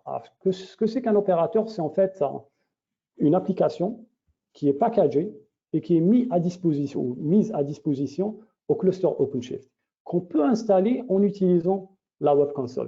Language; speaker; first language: French; native; French